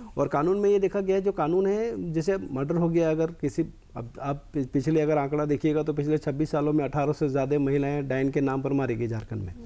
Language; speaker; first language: Hindi; native; Hindi